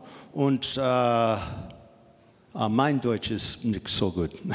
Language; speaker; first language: German; non-native, learner; English